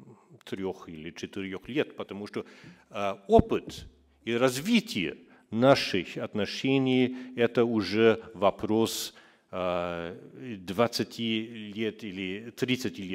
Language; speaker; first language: Russian; non-native, fluent; German